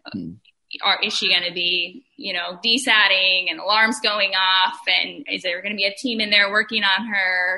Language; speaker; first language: English; native; English